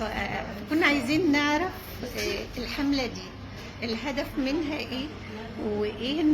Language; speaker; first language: Arabic; native; Arabic